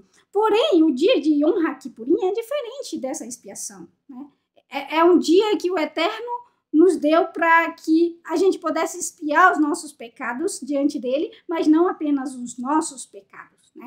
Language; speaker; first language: Portuguese; native; Portuguese